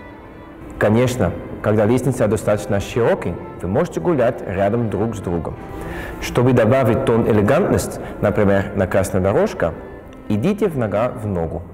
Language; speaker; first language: Russian; non-native, fluent; Dutch